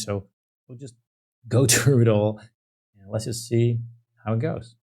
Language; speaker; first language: English; non-native, fluent; Dutch